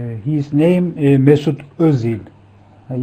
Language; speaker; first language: English; non-native, learner; Turkish